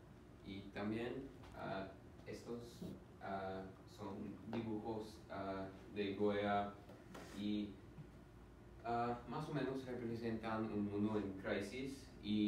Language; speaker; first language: Spanish; non-native, learner; English